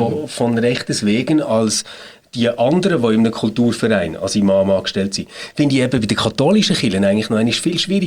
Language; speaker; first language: German; native; German